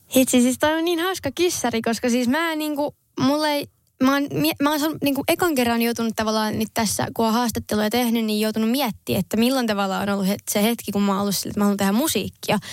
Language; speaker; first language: Finnish; non-native, local second language; Swedish